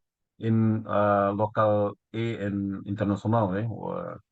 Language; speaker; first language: English; non-native, learner; Indonesian